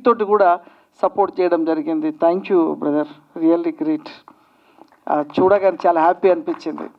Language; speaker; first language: Telugu; native; Telugu